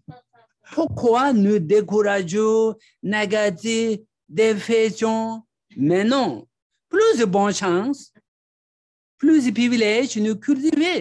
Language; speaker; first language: French; non-native, learner; Tibetan